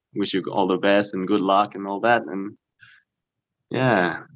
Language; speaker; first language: English; early bilingual, other home language; Korean